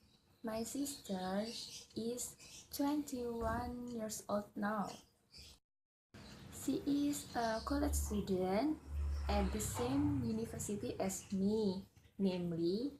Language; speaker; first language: English; non-native, learner; Indonesian